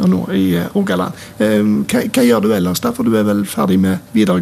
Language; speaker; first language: Norwegian; native; Norwegian